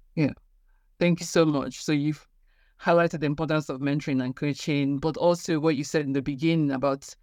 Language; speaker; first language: English; non-native, local second language; Igbo